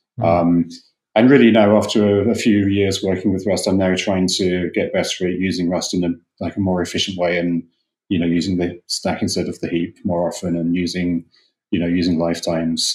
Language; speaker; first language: English; native; English